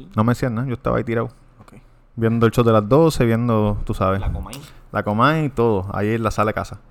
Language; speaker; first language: Spanish; native; Spanish